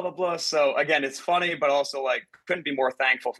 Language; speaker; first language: English; native; English